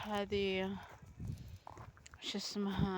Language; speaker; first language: Arabic; non-native, learner; Filipino